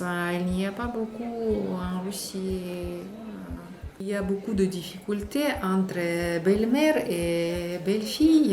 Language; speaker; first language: French; non-native, learner; Russian